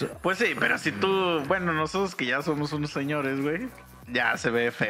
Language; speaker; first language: Spanish; native; Spanish